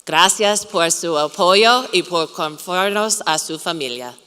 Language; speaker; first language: Spanish; non-native, learner; English